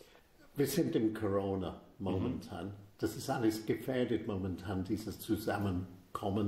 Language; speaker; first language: German; non-native, fluent; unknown